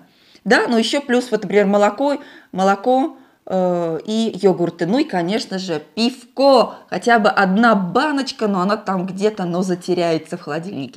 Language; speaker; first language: Russian; native; Russian